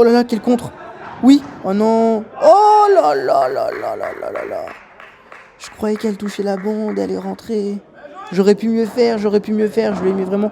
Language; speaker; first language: French; native; French